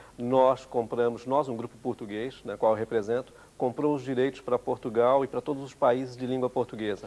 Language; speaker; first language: Portuguese; early bilingual, other home language; Italian